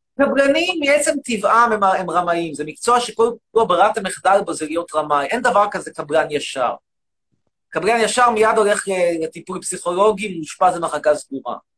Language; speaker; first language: Hebrew; native; Hebrew